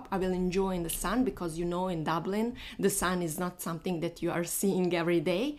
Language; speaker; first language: English; non-native, fluent; Bosnian